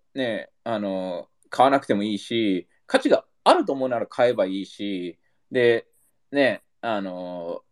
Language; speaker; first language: Japanese; early bilingual, heritage; English